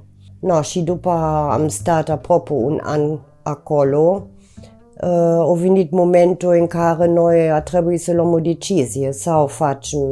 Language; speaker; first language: Romanian; non-native, fluent; German